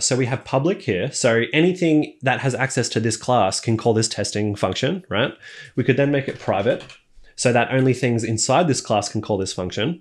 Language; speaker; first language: English; native; English